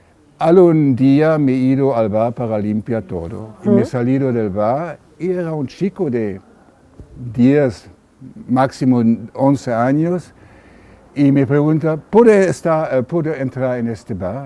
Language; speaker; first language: Spanish; non-native, learner; German